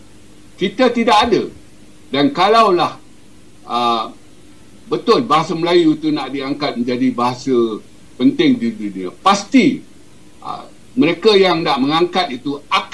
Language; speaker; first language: Malay; native; Malay